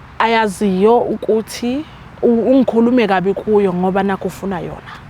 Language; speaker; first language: Zulu; native; Zulu